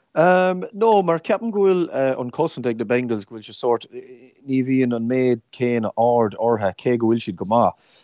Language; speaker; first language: Irish; native; Irish